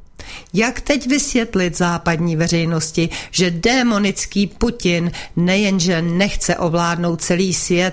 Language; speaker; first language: Czech; native; Czech